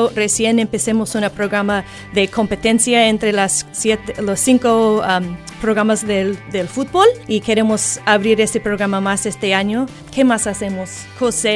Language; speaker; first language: Spanish; non-native, fluent; English